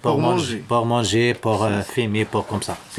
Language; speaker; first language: French; non-native, local second language; Arabic